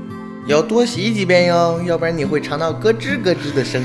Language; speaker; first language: Chinese; native; Chinese